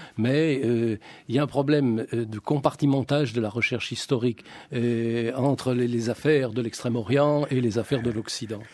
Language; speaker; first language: French; native; French